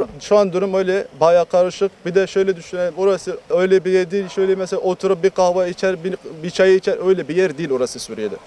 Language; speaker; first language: Turkish; non-native, fluent; Arabic